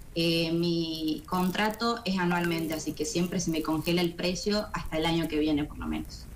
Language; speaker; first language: Spanish; native; Spanish